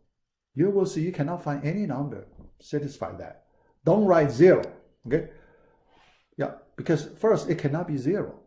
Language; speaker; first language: English; non-native, fluent; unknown